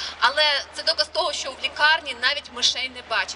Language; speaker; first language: Ukrainian; native; Ukrainian